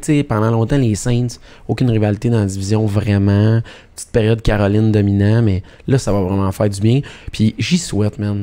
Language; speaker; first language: French; native; French